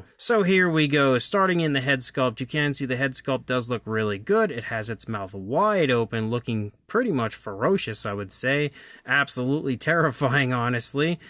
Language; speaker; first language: English; native; English